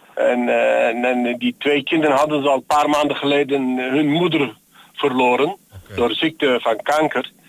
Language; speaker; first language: Dutch; non-native, fluent; Turkish